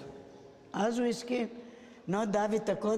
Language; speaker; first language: Hebrew; non-native, fluent; Spanish